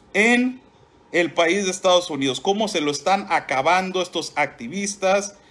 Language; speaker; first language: Spanish; native; Spanish